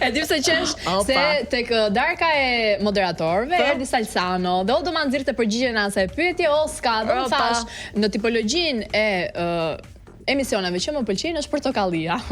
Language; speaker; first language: Albanian; native; Albanian